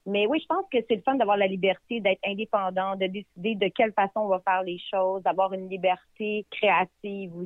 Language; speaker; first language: French; native; French